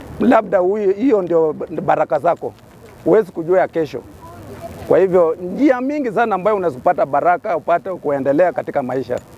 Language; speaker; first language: Swahili; non-native, local second language; Kalenjin